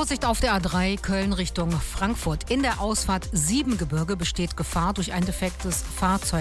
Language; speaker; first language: German; native; German